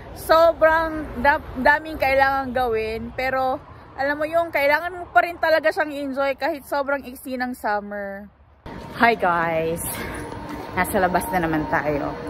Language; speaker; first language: Filipino; non-native, local second language; Cebuano